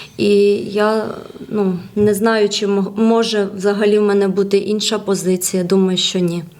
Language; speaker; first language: Ukrainian; non-native, fluent; Georgian